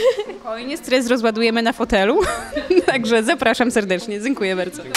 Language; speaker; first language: Polish; native; Polish